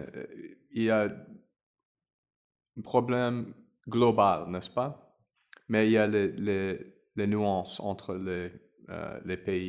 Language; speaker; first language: French; non-native, learner; English